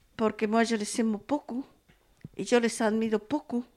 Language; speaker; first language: French; non-native, learner; Spanish